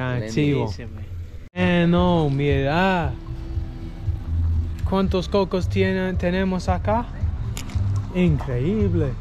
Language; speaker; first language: Spanish; non-native, learner; English